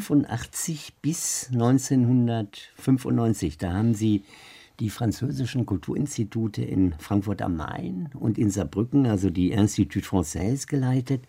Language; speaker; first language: German; native; German